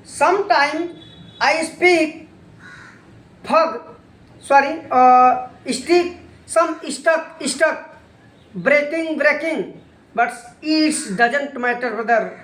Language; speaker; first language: English; non-native, learner; Hindi